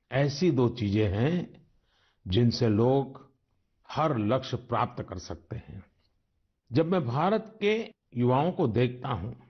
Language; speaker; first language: Hindi; non-native, local second language; Gujarati